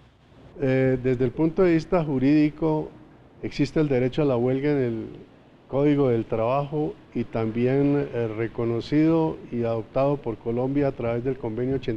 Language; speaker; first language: Spanish; native; Spanish